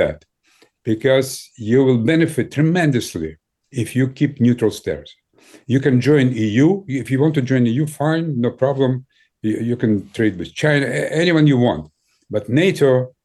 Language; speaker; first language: English; non-native, fluent; Ukrainian